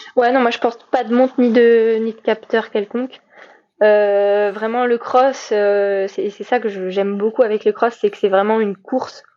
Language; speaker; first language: French; native; French